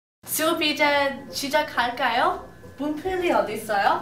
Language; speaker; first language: Korean; non-native, learner; English